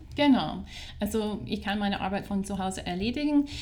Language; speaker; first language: German; non-native, fluent; English